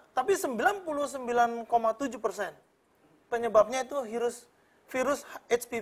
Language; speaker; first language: Indonesian; native; Indonesian